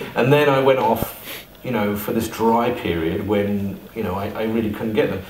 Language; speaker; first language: English; native; English